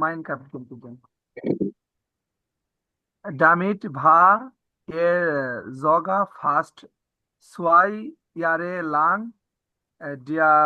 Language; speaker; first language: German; non-native, learner; Bangla